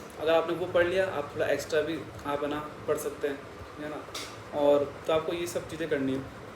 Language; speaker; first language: Hindi; native; Hindi